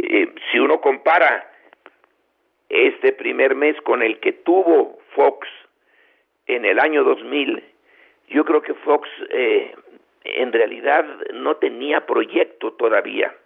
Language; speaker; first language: Spanish; native; Spanish